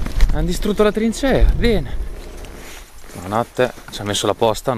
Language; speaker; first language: Italian; native; Italian